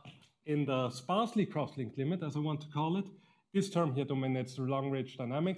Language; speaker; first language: English; non-native, fluent; German